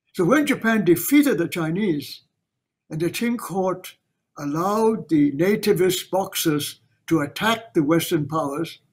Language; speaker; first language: English; non-native, local second language; Chinese